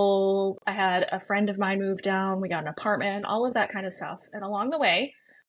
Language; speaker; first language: English; native; English